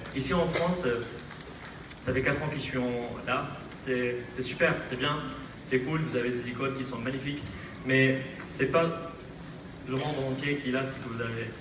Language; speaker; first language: French; non-native, fluent; Aramaic